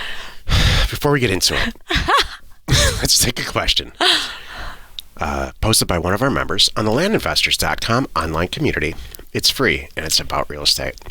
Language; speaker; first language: English; native; English